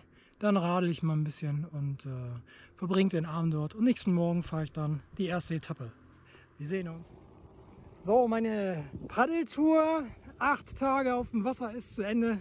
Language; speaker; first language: German; native; German